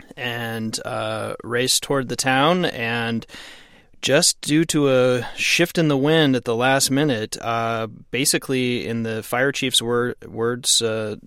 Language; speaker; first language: English; native; English